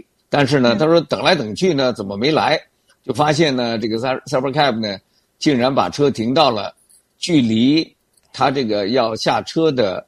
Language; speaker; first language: Chinese; native; Chinese